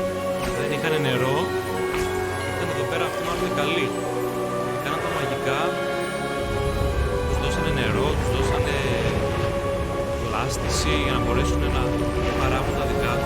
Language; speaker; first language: Greek; native; Greek